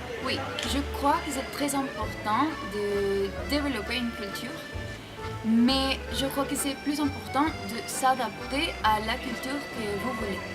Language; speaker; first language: French; non-native, learner; Spanish